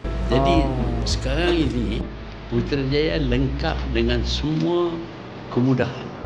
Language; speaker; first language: Malay; native; Malay